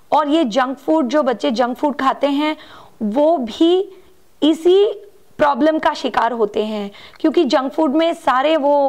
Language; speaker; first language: Hindi; non-native, local second language; Marathi